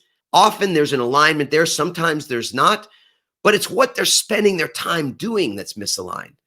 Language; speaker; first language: English; native; English